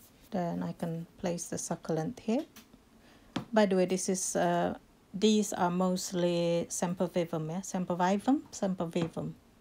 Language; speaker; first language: English; non-native, fluent; Indonesian